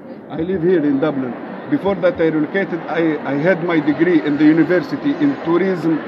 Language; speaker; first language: English; non-native, learner; Arabic